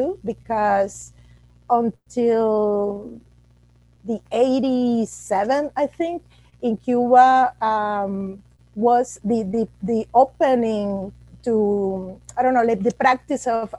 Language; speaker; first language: English; non-native, fluent; Spanish